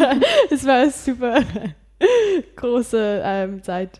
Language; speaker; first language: German; non-native, learner; English